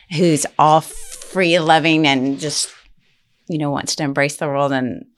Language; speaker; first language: English; native; English